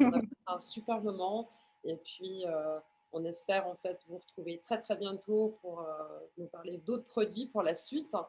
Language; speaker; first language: French; native; French